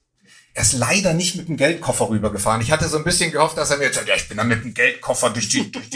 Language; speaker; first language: German; native; German